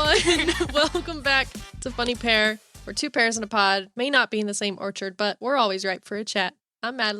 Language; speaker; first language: English; native; English